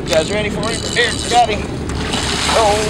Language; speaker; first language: English; native; English